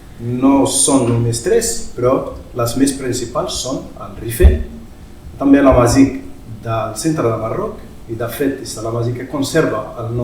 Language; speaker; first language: Catalan; non-native, fluent; Berber languages